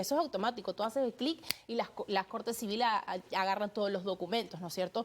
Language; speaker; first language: Spanish; native; Spanish